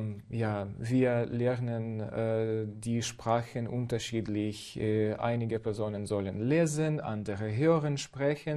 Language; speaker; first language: German; non-native, fluent; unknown